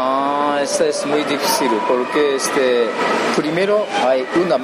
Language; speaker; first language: Spanish; non-native, learner; Japanese